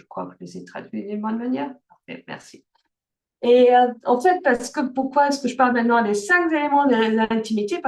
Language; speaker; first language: French; early bilingual, heritage; French